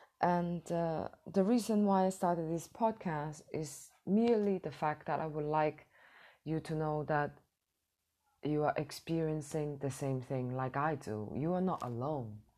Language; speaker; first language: English; non-native, fluent; Cantonese